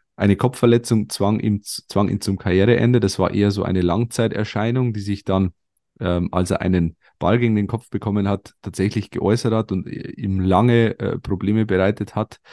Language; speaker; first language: German; native; German